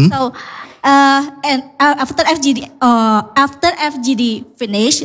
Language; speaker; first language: English; non-native, learner; Indonesian